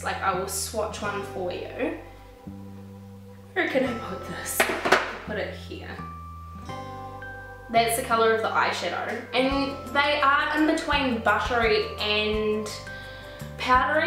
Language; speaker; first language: English; native; English